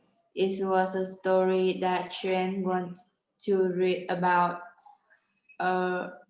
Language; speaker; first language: English; non-native, learner; Vietnamese